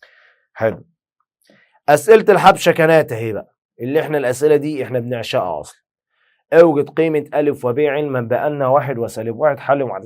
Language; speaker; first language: Arabic; native; Arabic